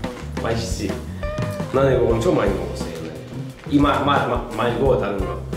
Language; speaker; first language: Korean; non-native, fluent; Russian